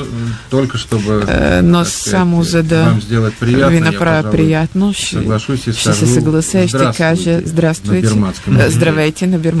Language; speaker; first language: Bulgarian; non-native, fluent; Russian